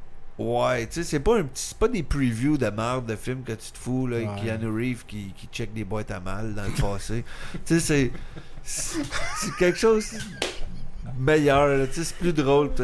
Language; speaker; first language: French; native; French